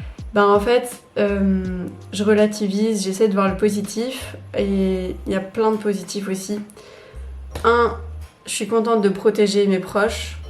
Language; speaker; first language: French; native; French